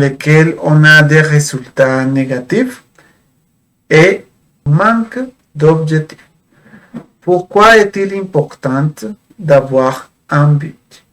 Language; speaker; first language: French; non-native, fluent; Spanish